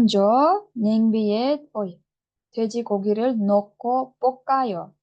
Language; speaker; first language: Korean; non-native, fluent; Kyrgyz